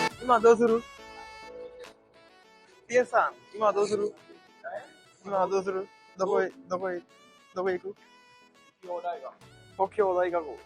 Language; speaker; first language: Japanese; non-native, learner; Sinhala